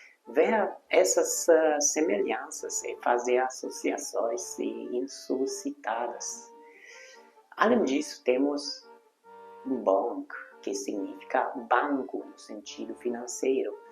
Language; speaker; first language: Portuguese; non-native, fluent; Hungarian